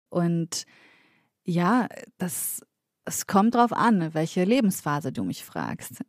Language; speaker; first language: German; early bilingual, other home language; Central Kurdish